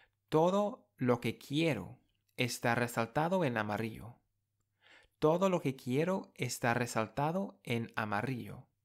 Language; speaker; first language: Spanish; non-native, fluent; English